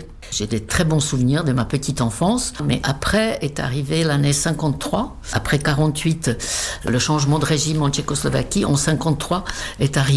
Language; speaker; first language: French; non-native, fluent; Czech